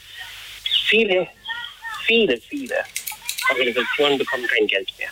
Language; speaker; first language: German; non-native, fluent; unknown